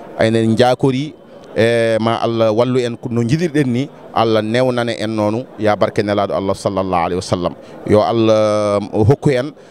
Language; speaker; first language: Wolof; non-native, local second language; Fula